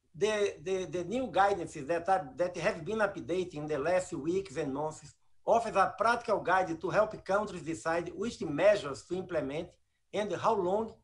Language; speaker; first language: English; non-native, fluent; Portuguese